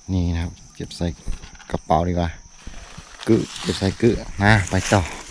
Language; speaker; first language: Thai; non-native, local second language; Karen languages